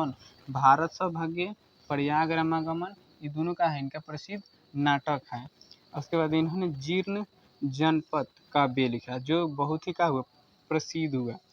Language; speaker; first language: Hindi; native; Hindi